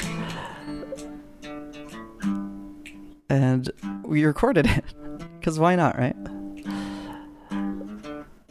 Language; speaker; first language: English; non-native, local second language; Filipino